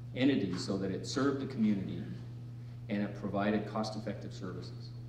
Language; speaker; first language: English; native; English